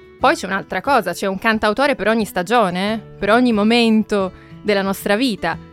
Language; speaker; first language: Italian; native; Italian